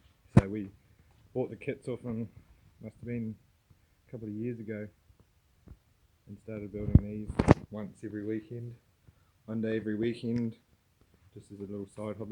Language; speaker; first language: English; native; English